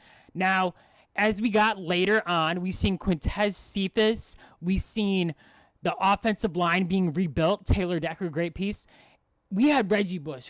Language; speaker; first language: English; native; English